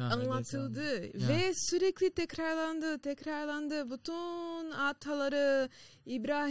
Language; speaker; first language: Turkish; non-native, fluent; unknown